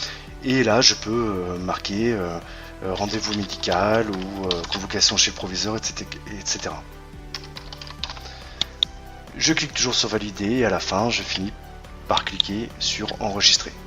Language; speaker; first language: French; native; French